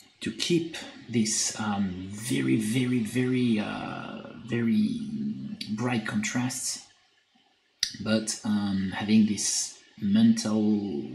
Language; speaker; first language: English; non-native, fluent; French